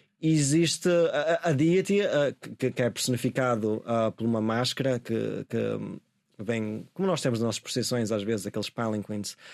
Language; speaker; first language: Portuguese; native; Portuguese